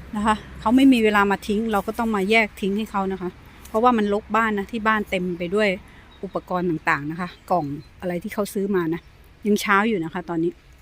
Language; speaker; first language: Thai; native; Thai